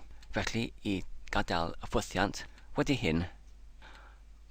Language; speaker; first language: Welsh; non-native, learner; English